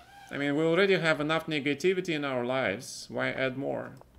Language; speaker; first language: English; non-native, fluent; Russian